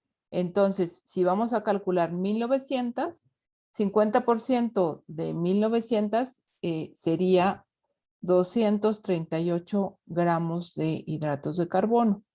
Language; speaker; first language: Spanish; native; Spanish